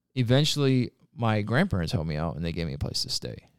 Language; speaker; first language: English; native; English